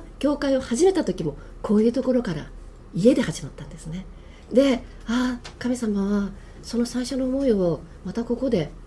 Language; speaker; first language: Japanese; native; Japanese